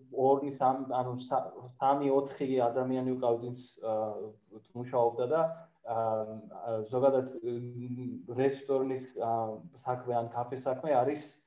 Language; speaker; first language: Georgian; non-native, fluent; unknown